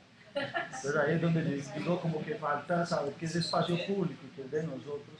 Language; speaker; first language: Spanish; native; Spanish